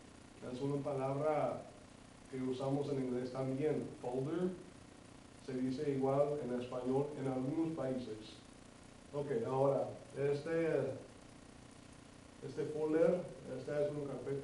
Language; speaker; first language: Spanish; non-native, fluent; English